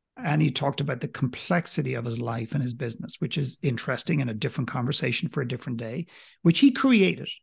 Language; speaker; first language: English; native; English